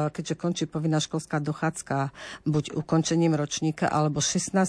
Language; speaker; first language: Slovak; native; Slovak